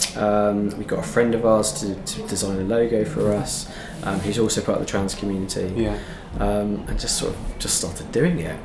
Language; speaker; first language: English; native; English